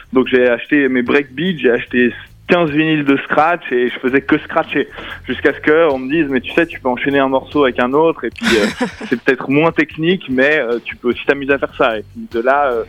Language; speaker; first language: French; native; French